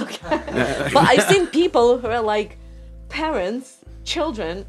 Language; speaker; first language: English; non-native, fluent; Russian